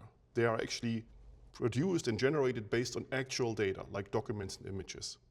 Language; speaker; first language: English; non-native, fluent; German